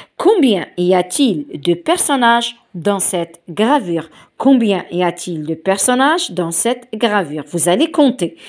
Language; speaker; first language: French; non-native, local second language; Arabic